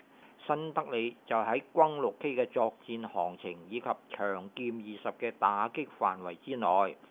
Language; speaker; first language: Chinese; non-native, local second language; Cantonese